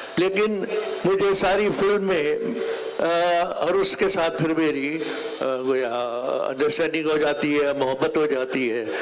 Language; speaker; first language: Urdu; non-native, local second language; Sindhi